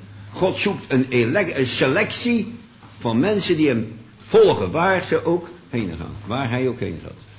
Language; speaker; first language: Dutch; native; Dutch